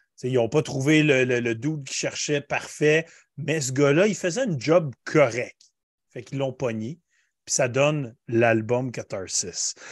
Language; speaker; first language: French; native; French